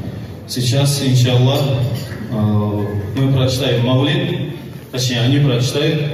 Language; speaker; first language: Russian; non-native, local second language; Kumyk